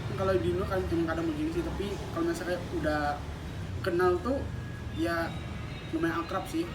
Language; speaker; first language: Indonesian; non-native, fluent; Thai